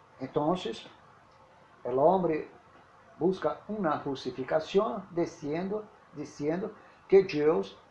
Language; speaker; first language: Spanish; non-native, learner; Portuguese